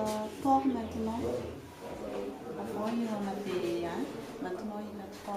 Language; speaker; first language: French; non-native, local second language; Malagasy